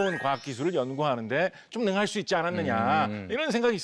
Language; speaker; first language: Korean; native; Korean